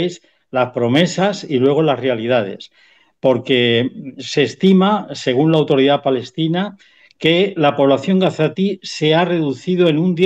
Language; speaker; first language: Spanish; native; Spanish